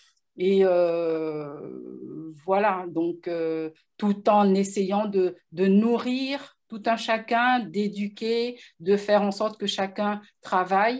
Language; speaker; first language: French; native; French